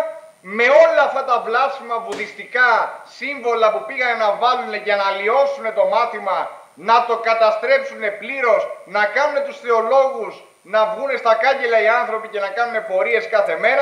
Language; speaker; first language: Greek; native; Greek